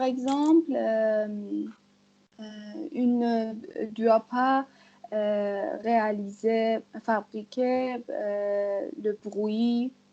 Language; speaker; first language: French; non-native, learner; Persian